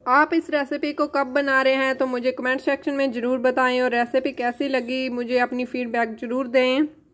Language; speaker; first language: Hindi; non-native, local second language; Punjabi